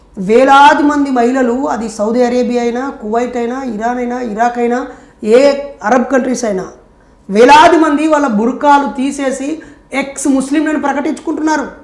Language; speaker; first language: Telugu; native; Telugu